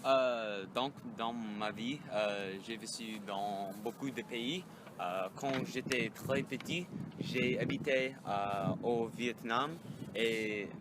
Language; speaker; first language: French; non-native, learner; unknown